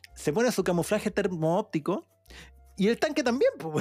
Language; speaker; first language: Spanish; native; Spanish